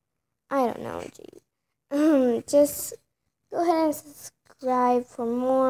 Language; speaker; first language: English; native; English